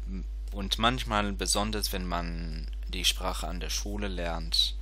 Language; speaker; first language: German; non-native, fluent; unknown